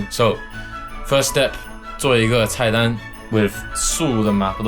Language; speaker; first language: Chinese; non-native, local second language; English